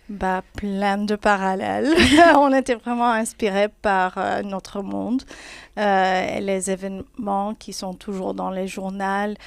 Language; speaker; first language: French; non-native, fluent; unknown